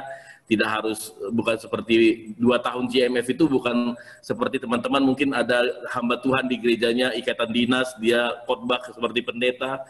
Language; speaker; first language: Indonesian; native; Indonesian